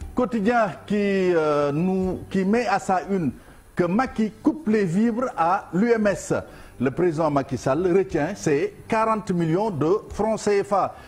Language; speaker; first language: French; non-native, local second language; Wolof